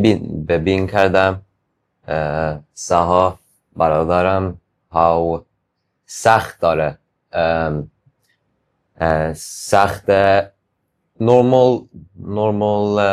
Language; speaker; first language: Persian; early bilingual, heritage; English